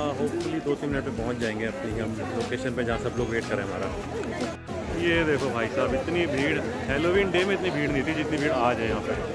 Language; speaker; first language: Hindi; native; Hindi